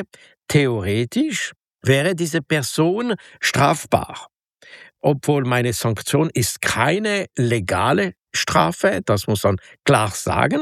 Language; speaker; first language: German; non-native, local second language; French